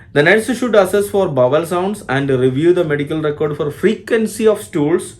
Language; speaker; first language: English; non-native, local second language; Malayalam